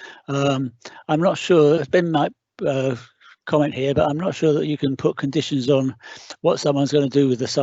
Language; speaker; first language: English; native; English